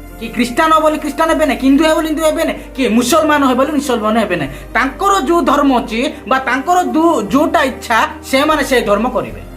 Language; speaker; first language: Odia; non-native, local second language; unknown